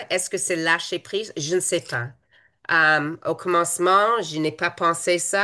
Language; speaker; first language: French; non-native, fluent; English